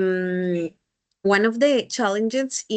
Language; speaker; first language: English; non-native, learner; Spanish